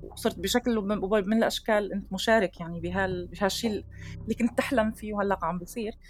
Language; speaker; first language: Arabic; native; Arabic